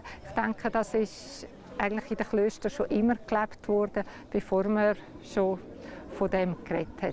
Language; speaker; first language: German; native; German